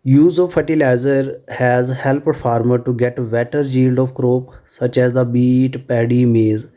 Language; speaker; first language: English; non-native, local second language; Punjabi